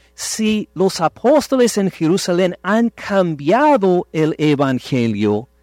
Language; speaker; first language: Spanish; non-native, fluent; English